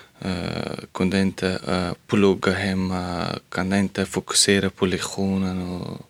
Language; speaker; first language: Swedish; non-native, learner; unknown